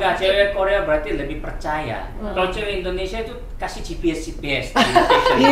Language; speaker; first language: Indonesian; native; Indonesian